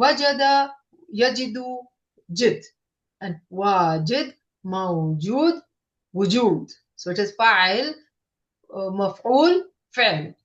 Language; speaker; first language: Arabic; non-native, fluent; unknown